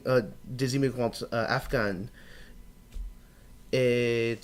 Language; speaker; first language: French; non-native, learner; English